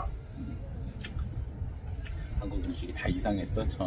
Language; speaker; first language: Korean; native; Korean